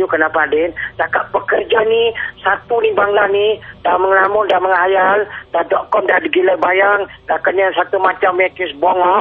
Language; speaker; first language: Malay; native; Malay